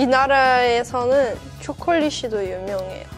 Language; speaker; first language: Korean; non-native, learner; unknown